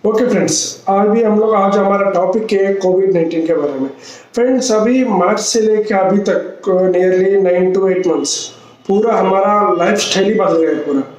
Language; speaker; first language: Hindi; non-native, local second language; Telugu